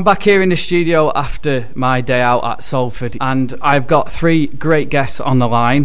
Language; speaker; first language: English; native; English